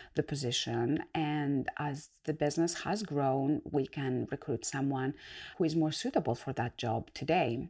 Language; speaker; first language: English; non-native, fluent; Greek